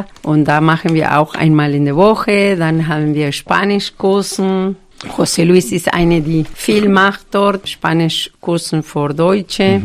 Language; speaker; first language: German; non-native, fluent; Spanish